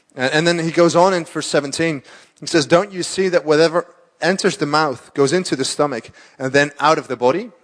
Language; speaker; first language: English; non-native, fluent; Dutch